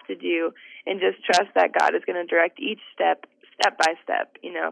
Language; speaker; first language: English; native; English